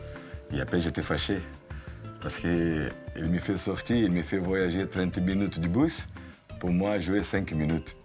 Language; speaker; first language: French; non-native, fluent; Portuguese